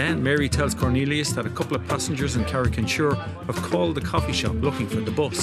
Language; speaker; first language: English; native; English